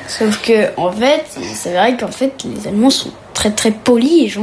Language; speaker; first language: French; early bilingual, heritage; French